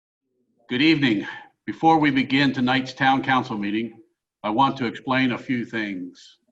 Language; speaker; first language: English; native; English